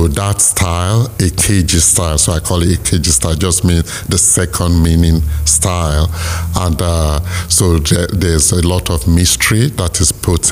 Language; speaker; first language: English; non-native, local second language; Yoruba